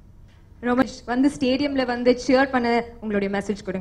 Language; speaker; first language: Tamil; native; Tamil